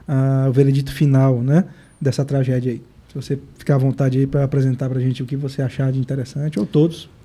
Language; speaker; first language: Portuguese; native; Portuguese